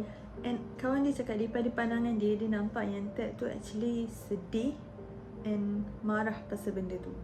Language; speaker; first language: Malay; native; Malay